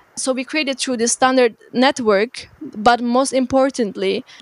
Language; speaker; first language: English; non-native, fluent; Turkish